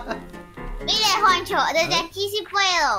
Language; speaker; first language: Spanish; native; Spanish